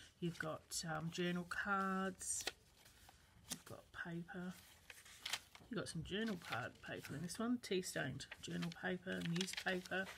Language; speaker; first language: English; native; English